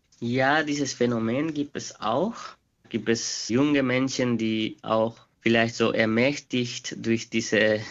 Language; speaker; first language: German; non-native, fluent; Quechua